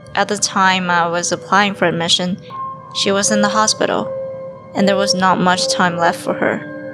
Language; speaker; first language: English; non-native, fluent; Chinese